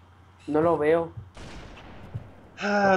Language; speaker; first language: Spanish; native; Spanish